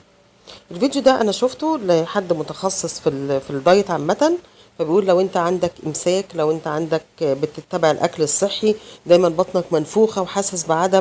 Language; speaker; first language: Arabic; native; Arabic